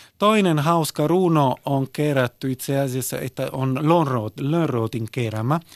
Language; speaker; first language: Finnish; early bilingual, heritage; Italian